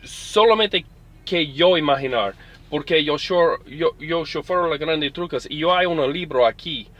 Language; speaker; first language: Spanish; non-native, learner; English